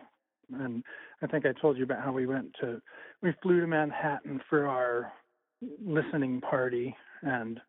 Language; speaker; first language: English; native; English